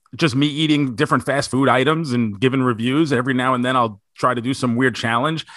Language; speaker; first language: English; native; English